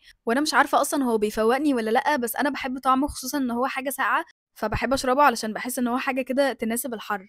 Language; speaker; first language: Arabic; native; Arabic